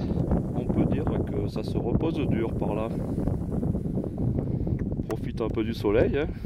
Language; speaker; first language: French; native; French